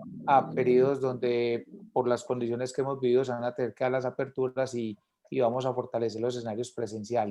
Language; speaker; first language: Spanish; native; Spanish